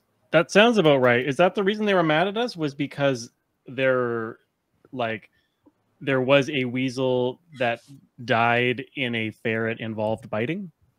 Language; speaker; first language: English; native; English